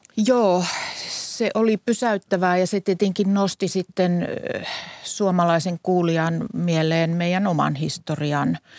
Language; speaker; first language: Finnish; native; Finnish